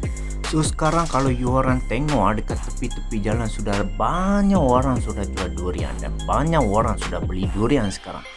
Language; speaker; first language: Malay; native; Malay